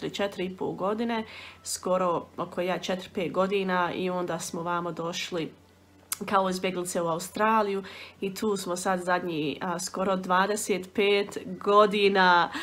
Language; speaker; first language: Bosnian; early bilingual, heritage; Bosnian